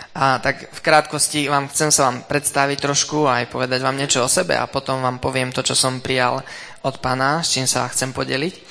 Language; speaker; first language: Slovak; early bilingual, heritage; Slovak